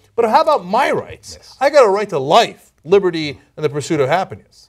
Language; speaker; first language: English; non-native, fluent; Turkish